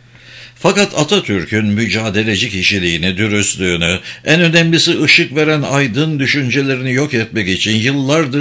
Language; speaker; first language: Turkish; native; Turkish